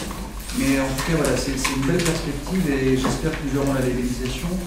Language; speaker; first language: French; native; French